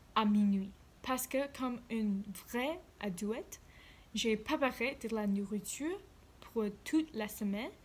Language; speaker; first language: French; non-native, learner; English